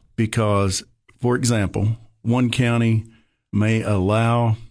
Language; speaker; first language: English; native; English